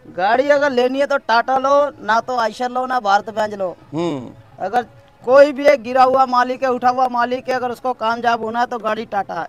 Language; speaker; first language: Hindi; native; Hindi